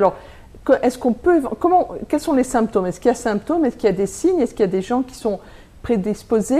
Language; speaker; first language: French; native; French